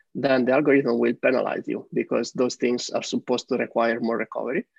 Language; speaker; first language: English; non-native, fluent; Italian